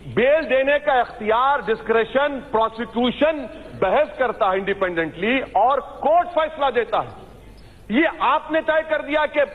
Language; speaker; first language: Hindi; non-native, local second language; Urdu